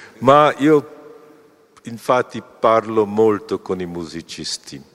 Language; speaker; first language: Italian; non-native, fluent; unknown